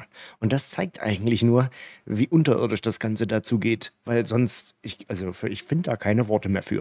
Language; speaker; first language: German; native; German